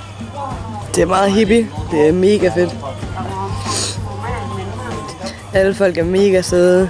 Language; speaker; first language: Danish; native; Danish